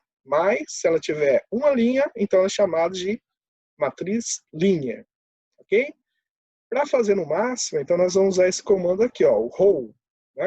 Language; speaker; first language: Portuguese; native; Portuguese